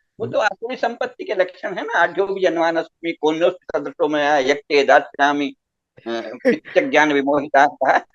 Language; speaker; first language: Hindi; native; Hindi